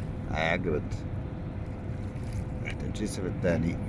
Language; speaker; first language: Arabic; native; Arabic